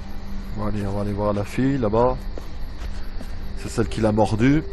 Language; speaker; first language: French; native; French